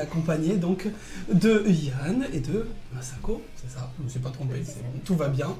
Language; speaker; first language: French; native; French